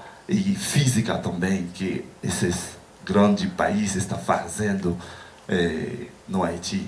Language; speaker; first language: Portuguese; non-native, learner; Haitian Creole